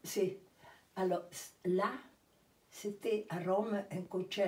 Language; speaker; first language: French; non-native, fluent; Italian